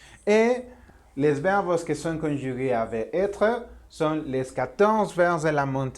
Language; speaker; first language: French; non-native, learner; Spanish